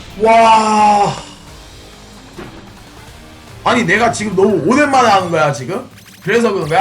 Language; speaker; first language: Korean; native; Korean